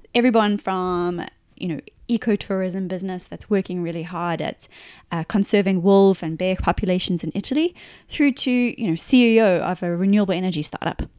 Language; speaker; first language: English; native; English